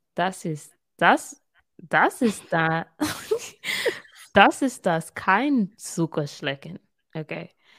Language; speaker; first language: German; non-native, learner; English